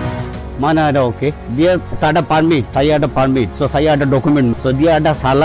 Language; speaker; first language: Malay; non-native, learner; Bangla